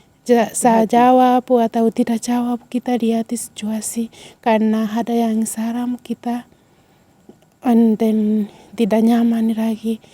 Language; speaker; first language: Indonesian; non-native, learner; Swahili